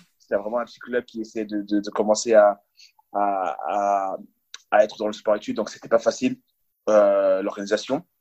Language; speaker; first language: French; early bilingual, other home language; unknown